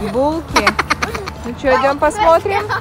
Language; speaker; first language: Russian; native; Russian